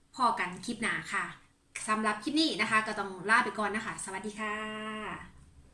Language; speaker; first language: Thai; native; Thai